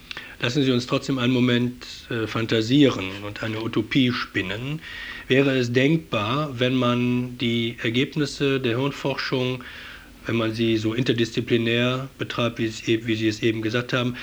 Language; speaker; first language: German; native; German